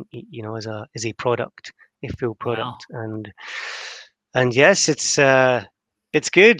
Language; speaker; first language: English; native; English